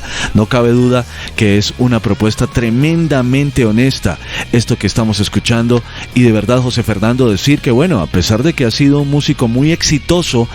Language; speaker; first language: Spanish; native; Spanish